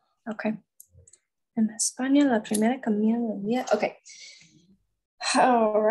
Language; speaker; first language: Spanish; non-native, learner; English